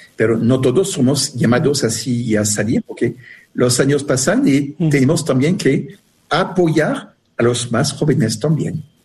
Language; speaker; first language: Spanish; non-native, fluent; French